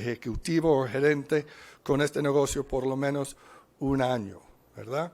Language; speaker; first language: Spanish; non-native, fluent; English